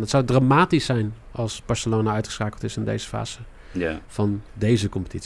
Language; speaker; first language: Dutch; native; Dutch